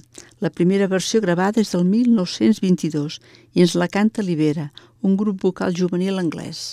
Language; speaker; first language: Catalan; native; Catalan